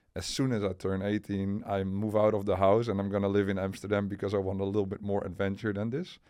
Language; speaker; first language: English; non-native, fluent; Dutch